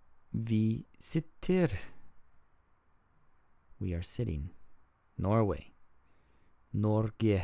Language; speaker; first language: Norwegian; non-native, learner; English